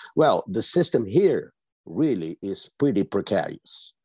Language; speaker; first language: English; non-native, fluent; Portuguese